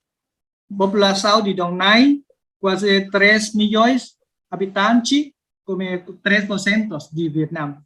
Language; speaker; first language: Portuguese; non-native, learner; Vietnamese